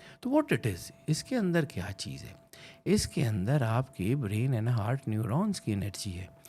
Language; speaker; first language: Urdu; non-native, local second language; Punjabi